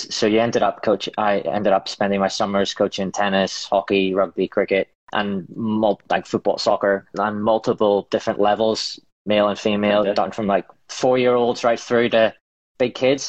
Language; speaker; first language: English; native; English